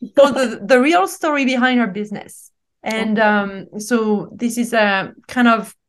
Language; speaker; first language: English; non-native, fluent; French